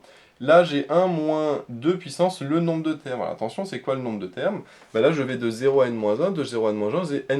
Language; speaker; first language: French; native; French